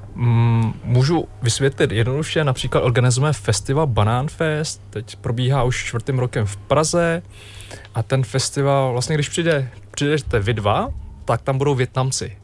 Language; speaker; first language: Czech; early bilingual, other home language; Vietnamese